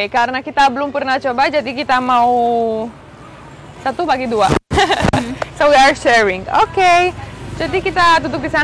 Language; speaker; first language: Indonesian; non-native, learner; Romanian